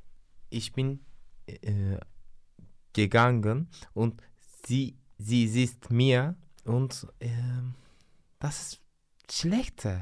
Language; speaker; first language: German; non-native, learner; Turkish